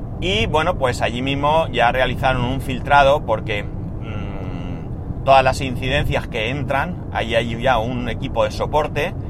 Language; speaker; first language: Spanish; native; Spanish